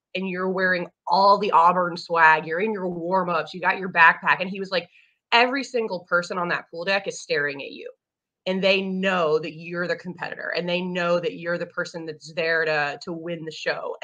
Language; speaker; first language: English; native; English